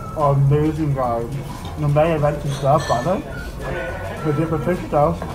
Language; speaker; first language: Danish; early bilingual, other home language; Vietnamese